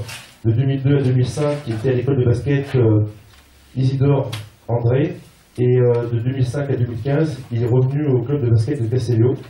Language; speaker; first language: French; native; French